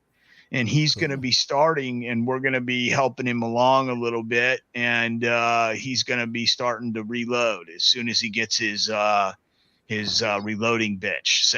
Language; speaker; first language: English; native; English